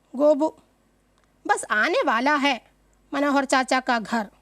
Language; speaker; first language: Hindi; non-native, local second language; Malayalam